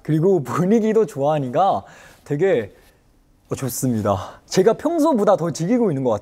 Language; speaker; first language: Korean; non-native, fluent; Chinese